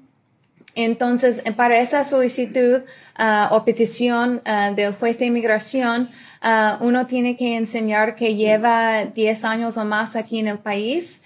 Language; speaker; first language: Spanish; early bilingual, other home language; English